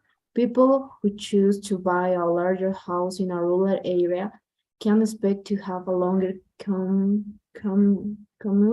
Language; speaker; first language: English; non-native, learner; Spanish